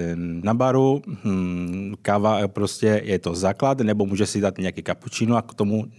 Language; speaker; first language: Czech; non-native, fluent; Italian